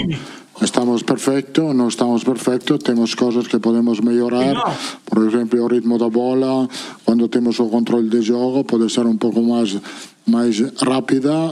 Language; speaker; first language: Portuguese; non-native, learner; Italian